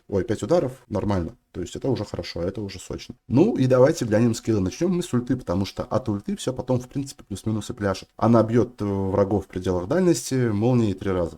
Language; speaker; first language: Russian; native; Russian